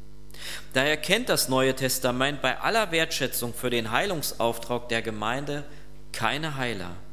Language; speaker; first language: German; native; German